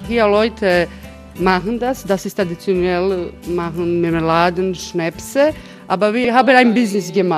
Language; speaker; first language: German; non-native, learner; Croatian